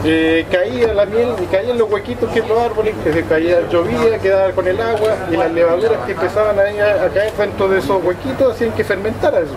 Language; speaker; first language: Spanish; native; Spanish